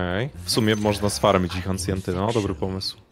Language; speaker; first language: Polish; native; Polish